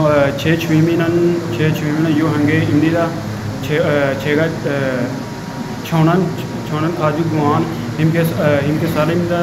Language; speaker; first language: Korean; non-native, learner; Urdu